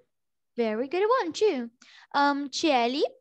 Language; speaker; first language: English; non-native, learner; Portuguese